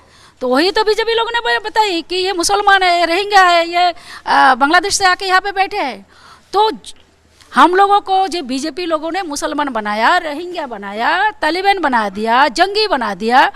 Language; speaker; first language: Hindi; non-native, local second language; Bangla